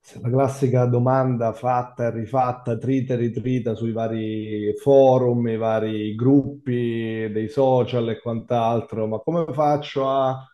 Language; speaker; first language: Italian; native; Italian